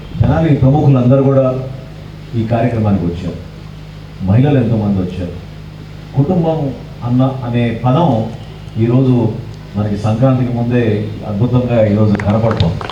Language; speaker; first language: Telugu; native; Telugu